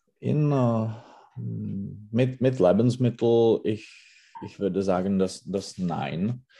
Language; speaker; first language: German; non-native, learner; Czech